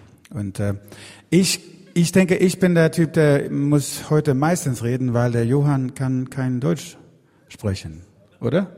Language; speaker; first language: German; non-native, fluent; Swedish